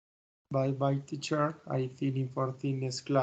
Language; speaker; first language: English; non-native, learner; Spanish